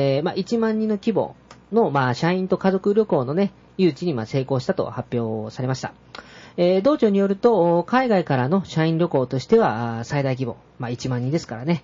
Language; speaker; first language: Japanese; native; Japanese